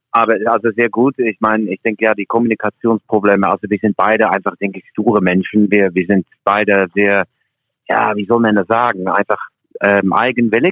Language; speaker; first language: German; non-native, fluent; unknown